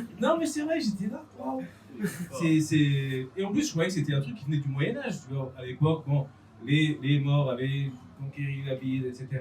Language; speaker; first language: French; non-native, fluent; Portuguese